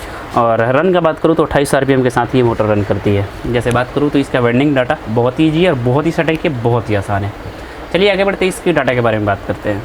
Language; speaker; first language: Hindi; native; Hindi